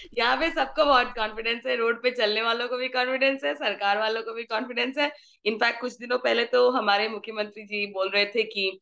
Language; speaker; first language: Hindi; native; Hindi